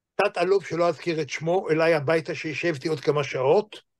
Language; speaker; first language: Hebrew; native; Hebrew